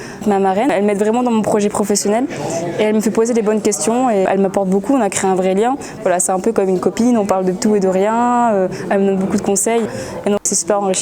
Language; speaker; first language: French; native; French